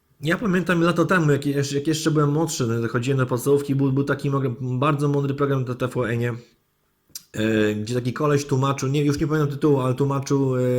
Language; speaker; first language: Polish; native; Polish